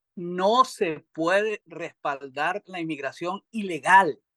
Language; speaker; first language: Spanish; native; Spanish